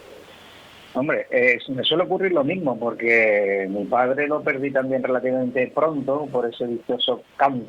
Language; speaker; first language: Spanish; native; Spanish